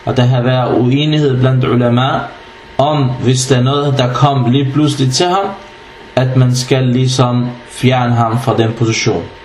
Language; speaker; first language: Danish; non-native, fluent; Arabic